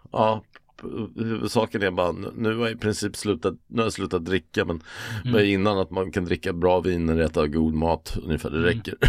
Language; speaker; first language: Swedish; native; Swedish